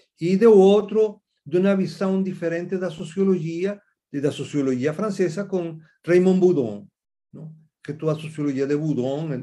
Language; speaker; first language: Portuguese; non-native, fluent; Spanish